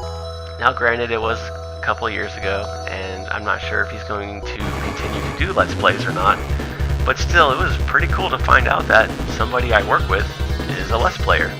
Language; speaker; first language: English; native; English